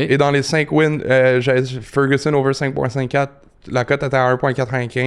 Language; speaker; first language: French; native; French